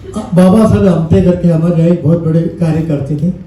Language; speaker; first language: Hindi; non-native, local second language; Marathi